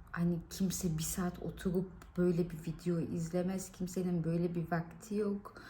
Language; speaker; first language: Turkish; early bilingual, heritage; Turkish